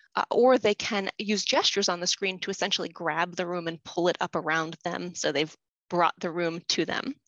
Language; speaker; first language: English; native; English